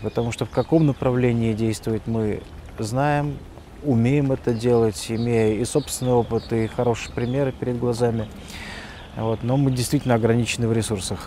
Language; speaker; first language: Russian; native; Russian